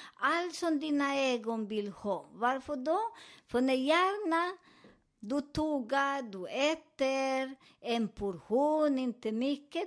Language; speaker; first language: Swedish; non-native, fluent; Spanish